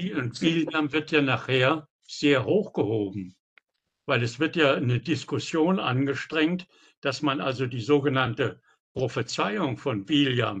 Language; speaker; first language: German; native; German